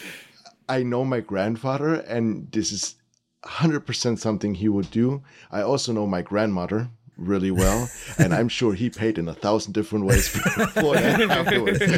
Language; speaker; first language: English; early bilingual, other home language; German